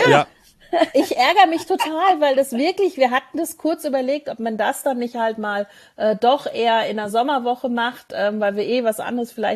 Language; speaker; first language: German; native; German